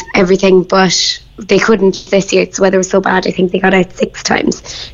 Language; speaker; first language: English; native; English